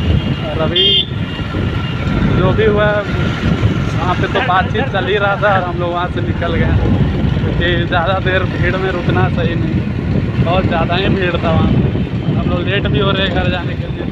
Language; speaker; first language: Hindi; native; Hindi